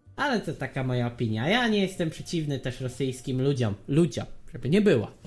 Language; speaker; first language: Polish; native; Polish